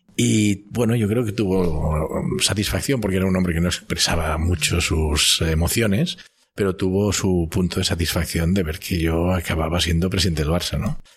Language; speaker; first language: Spanish; non-native, local second language; Catalan